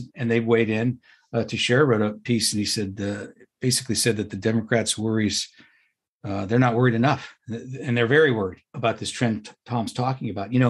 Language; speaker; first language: English; native; English